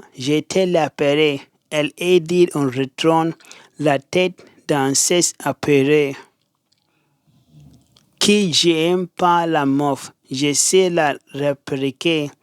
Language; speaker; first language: French; non-native, learner; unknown